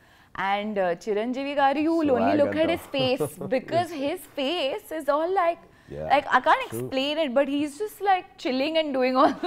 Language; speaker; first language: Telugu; non-native, local second language; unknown